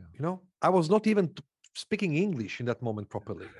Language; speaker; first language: English; non-native, fluent; Macedonian